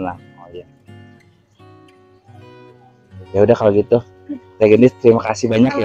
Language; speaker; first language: Indonesian; native; Indonesian